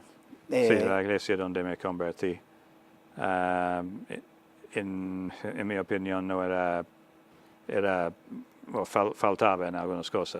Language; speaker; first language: Spanish; non-native, fluent; English